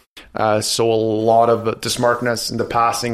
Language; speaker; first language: English; non-native, fluent; Swedish